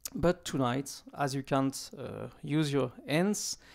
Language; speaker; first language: English; non-native, fluent; French